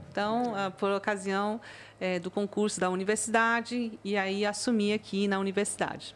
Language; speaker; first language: Portuguese; early bilingual, other home language; Chinese